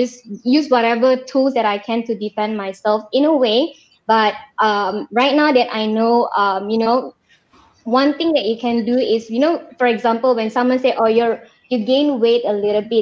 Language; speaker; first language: English; non-native, local second language; Malay